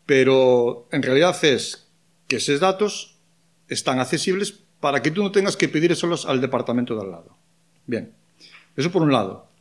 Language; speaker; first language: Spanish; non-native, local second language; Galician